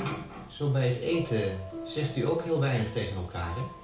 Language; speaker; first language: Dutch; native; Dutch